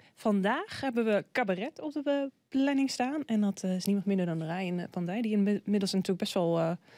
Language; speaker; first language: Dutch; native; Dutch